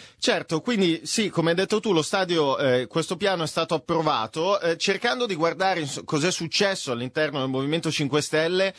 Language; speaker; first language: Italian; native; Italian